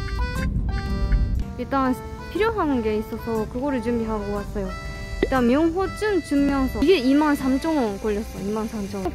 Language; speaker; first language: Korean; non-native, fluent; Japanese